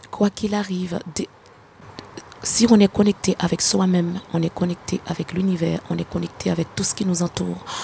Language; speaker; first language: French; non-native, local second language; Haitian Creole